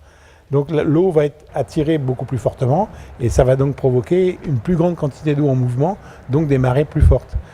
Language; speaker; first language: French; native; French